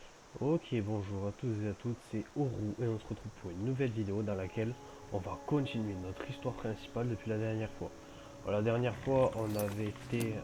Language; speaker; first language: French; native; French